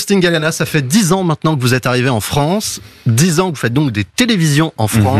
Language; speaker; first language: French; native; French